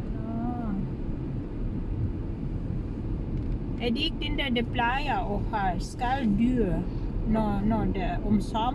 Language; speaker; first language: Danish; non-native, learner; Filipino